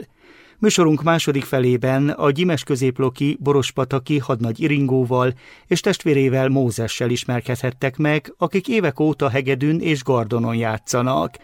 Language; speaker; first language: Hungarian; native; Hungarian